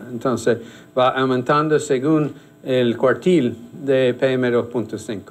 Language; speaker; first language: Spanish; non-native, fluent; English